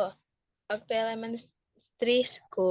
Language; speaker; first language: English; non-native, learner; Indonesian